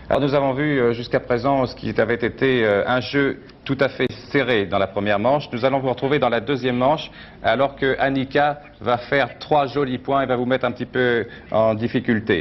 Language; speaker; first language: French; native; French